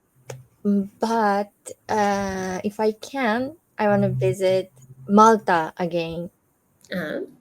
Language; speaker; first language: English; non-native, learner; Japanese